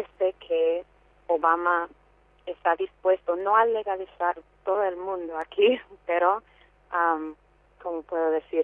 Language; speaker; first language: Spanish; non-native, fluent; English